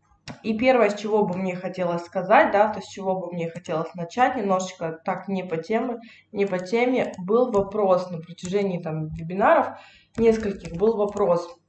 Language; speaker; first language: Russian; native; Russian